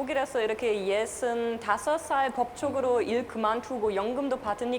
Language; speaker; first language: Korean; non-native, fluent; German